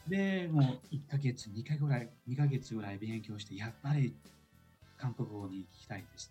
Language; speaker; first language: Japanese; non-native, fluent; Uzbek